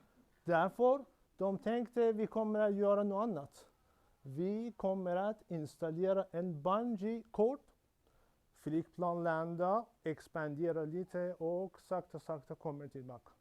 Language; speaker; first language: Swedish; non-native, learner; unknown